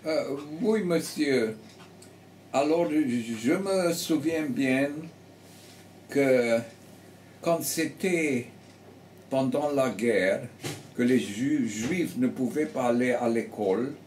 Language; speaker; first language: French; early bilingual, heritage; French